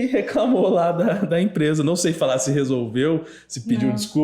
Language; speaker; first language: Portuguese; native; Portuguese